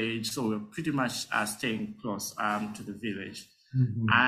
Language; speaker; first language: English; non-native, local second language; Nyanja